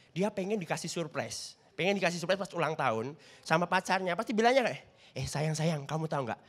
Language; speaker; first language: Indonesian; native; Indonesian